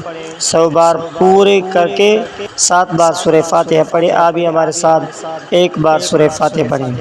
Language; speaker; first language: Urdu; native; Urdu